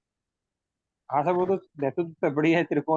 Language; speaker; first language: Hindi; native; Hindi